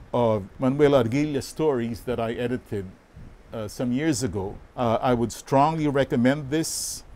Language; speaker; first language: English; non-native, local second language; Filipino